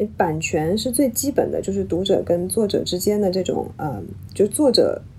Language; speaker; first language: Chinese; native; Chinese